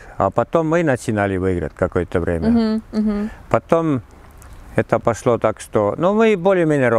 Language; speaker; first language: Russian; non-native, learner; Estonian